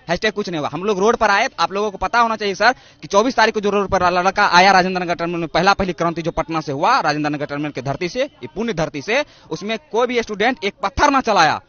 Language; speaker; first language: Hindi; native; Hindi